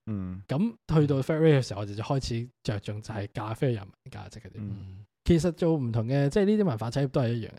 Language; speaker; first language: Cantonese; native; Cantonese